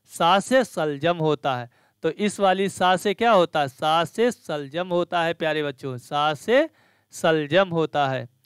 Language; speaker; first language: Hindi; native; Hindi